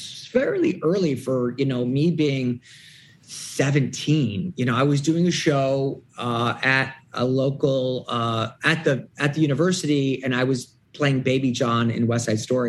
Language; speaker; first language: English; native; English